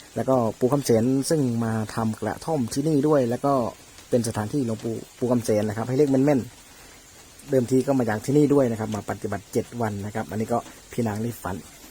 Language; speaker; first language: Thai; native; Thai